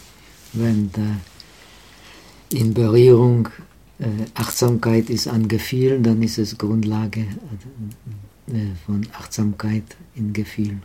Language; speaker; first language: German; non-native, fluent; Czech